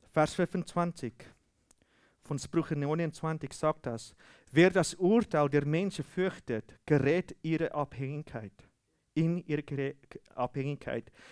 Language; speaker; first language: German; non-native, fluent; Afrikaans